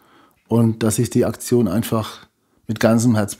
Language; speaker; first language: German; native; German